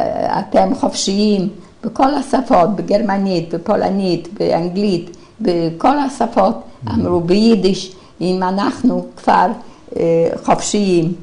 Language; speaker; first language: Hebrew; non-native, fluent; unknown